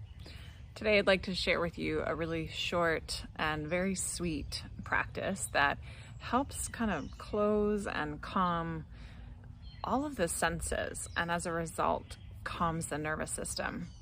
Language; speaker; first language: English; native; English